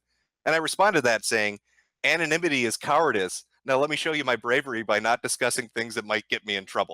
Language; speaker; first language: English; native; English